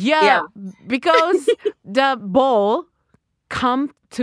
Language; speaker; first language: English; non-native, learner; Japanese